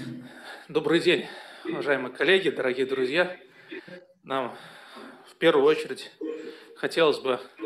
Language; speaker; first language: Russian; native; Russian